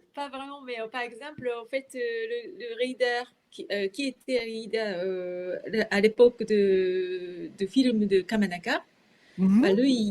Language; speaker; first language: French; non-native, fluent; Japanese